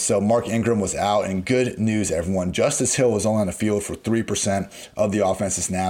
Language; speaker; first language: English; native; English